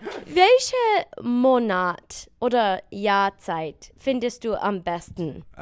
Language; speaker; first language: German; non-native, learner; English